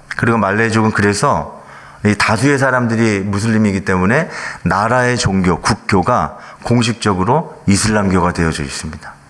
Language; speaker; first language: Korean; native; Korean